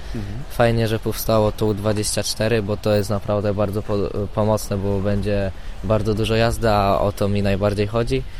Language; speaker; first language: Polish; native; Polish